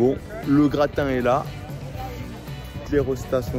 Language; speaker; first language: French; native; French